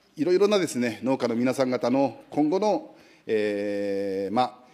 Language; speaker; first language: Japanese; native; Japanese